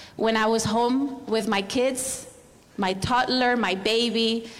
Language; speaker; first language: English; non-native, fluent; Spanish